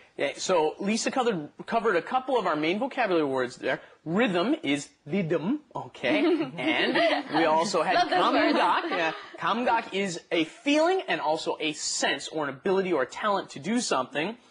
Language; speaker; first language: English; native; English